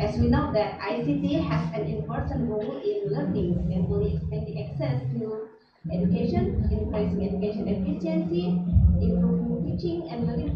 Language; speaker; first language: English; non-native, learner; Indonesian